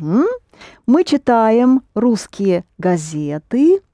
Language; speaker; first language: Russian; non-native, fluent; English